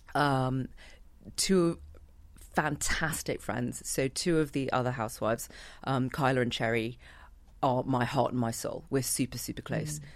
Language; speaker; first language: English; native; English